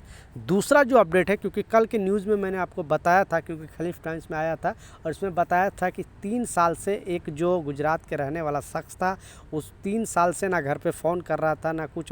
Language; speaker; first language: Hindi; native; Hindi